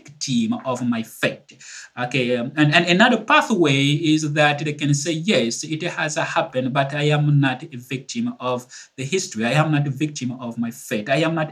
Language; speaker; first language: English; non-native, fluent; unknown